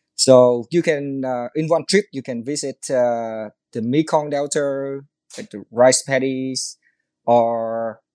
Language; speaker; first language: English; non-native, learner; Vietnamese